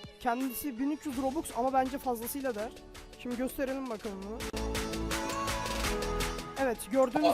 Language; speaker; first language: Turkish; native; Turkish